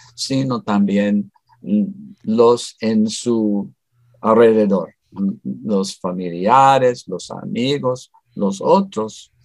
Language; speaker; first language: Spanish; non-native, fluent; English